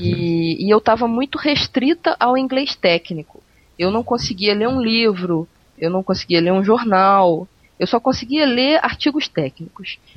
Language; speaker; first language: Portuguese; native; Portuguese